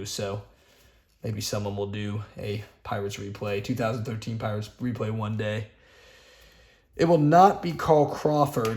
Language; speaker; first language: English; native; English